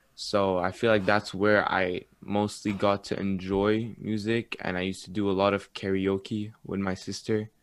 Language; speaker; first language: English; early bilingual, other home language; Arabic